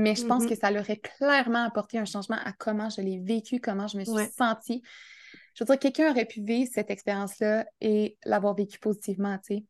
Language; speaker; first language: French; native; French